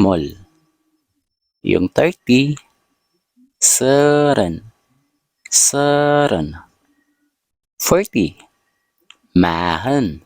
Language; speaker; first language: Filipino; native; Filipino